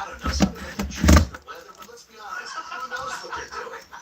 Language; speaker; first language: English; native; English